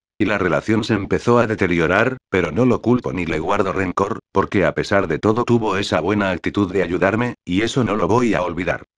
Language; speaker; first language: Spanish; native; Spanish